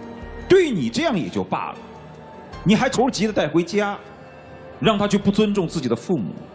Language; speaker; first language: Chinese; native; Chinese